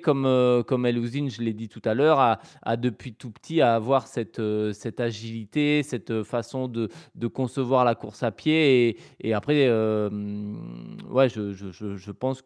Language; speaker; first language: French; native; French